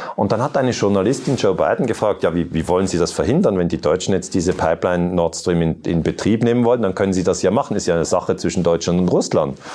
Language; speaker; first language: German; native; German